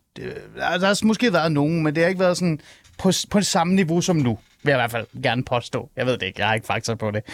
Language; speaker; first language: Danish; early bilingual, other home language; Persian